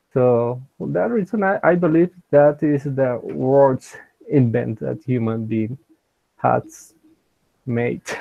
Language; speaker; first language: English; non-native, learner; Spanish